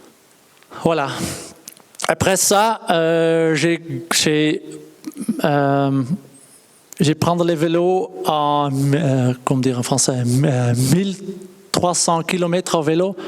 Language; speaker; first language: French; non-native, learner; Dutch